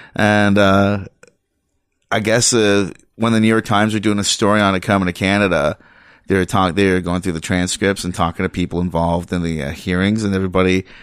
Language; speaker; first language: English; native; English